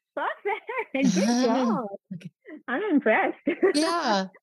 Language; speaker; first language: English; non-native, local second language; Punjabi